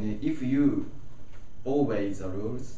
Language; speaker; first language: English; non-native, learner; Japanese